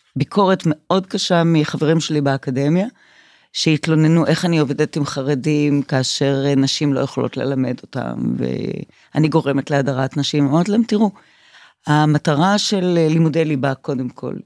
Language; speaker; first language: Hebrew; native; Hebrew